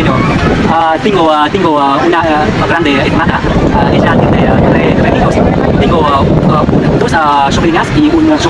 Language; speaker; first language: Spanish; non-native, learner; Vietnamese